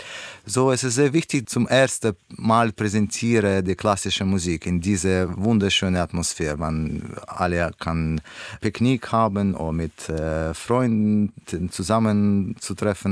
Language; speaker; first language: German; non-native, learner; Russian